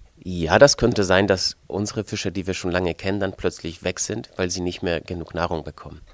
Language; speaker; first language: German; non-native, fluent; Polish